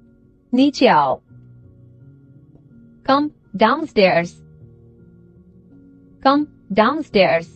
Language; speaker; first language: English; non-native, fluent; Urdu